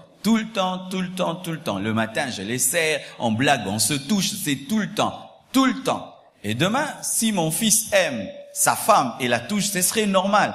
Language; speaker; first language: French; non-native, local second language; Lingala